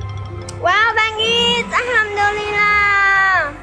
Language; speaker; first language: Indonesian; non-native, learner; Vietnamese